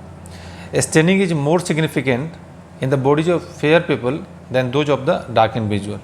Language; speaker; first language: English; non-native, local second language; Hindi